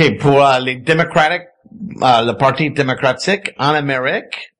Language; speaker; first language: French; non-native, fluent; English